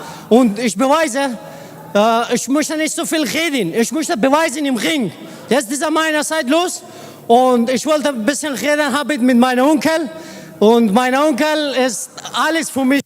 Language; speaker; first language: German; non-native, learner; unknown